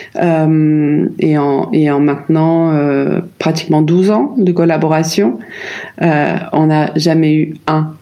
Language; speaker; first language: French; native; French